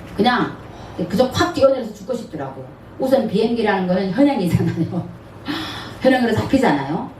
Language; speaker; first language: Korean; native; Korean